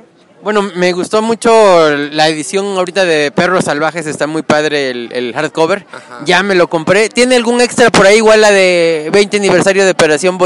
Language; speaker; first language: Spanish; native; Spanish